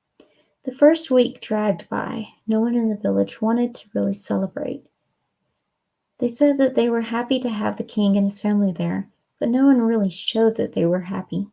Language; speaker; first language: English; native; English